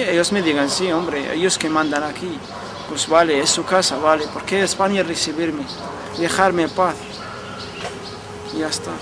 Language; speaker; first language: Spanish; non-native, fluent; Arabic